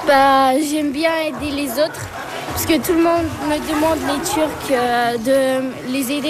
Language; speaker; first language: French; early bilingual, other home language; Turkish